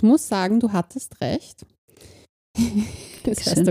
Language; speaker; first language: German; native; German